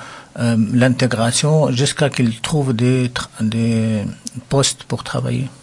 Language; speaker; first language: French; non-native, local second language; Arabic